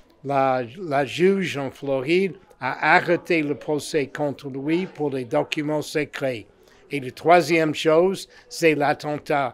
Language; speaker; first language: French; non-native, fluent; English